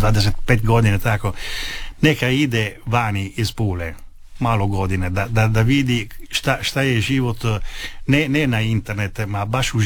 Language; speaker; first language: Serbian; non-native, learner; Italian